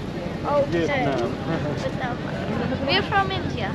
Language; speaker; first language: English; non-native, learner; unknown